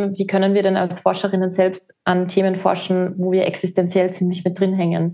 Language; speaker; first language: German; native; German